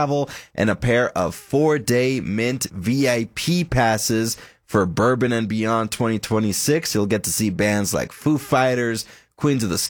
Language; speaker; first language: English; native; English